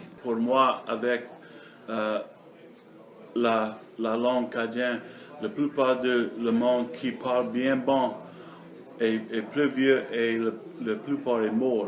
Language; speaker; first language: French; non-native, learner; English